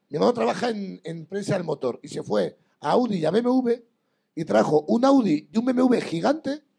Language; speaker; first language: Spanish; native; Spanish